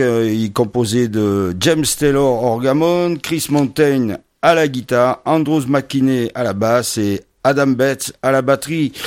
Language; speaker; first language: French; native; French